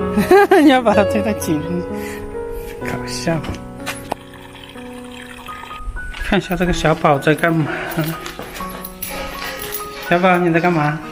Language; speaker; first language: Chinese; native; Chinese